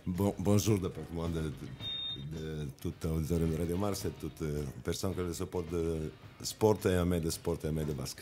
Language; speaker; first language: French; non-native, learner; Italian